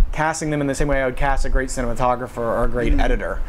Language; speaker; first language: English; native; English